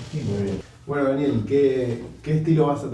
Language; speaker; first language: Spanish; native; Spanish